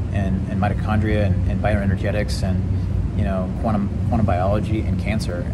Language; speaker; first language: English; native; English